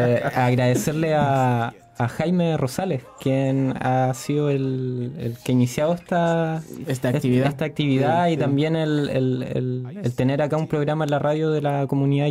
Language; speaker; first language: Spanish; native; Spanish